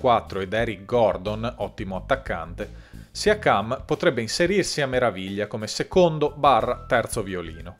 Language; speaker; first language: Italian; native; Italian